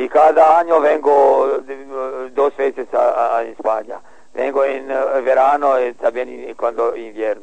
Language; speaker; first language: Spanish; non-native, learner; Serbian